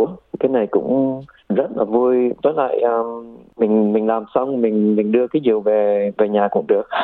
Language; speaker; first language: Vietnamese; early bilingual, heritage; Vietnamese